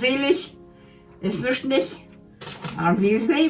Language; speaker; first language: German; native; German